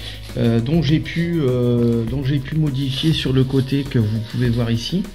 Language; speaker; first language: French; native; French